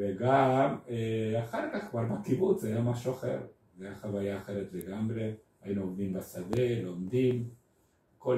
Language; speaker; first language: Hebrew; non-native, fluent; Spanish